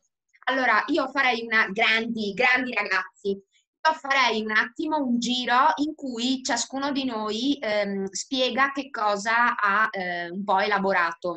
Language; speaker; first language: Italian; native; Italian